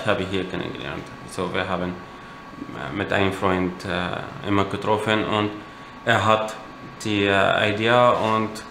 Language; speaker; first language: German; non-native, learner; Arabic